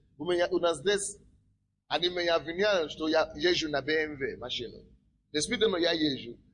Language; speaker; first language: Russian; non-native, fluent; Yoruba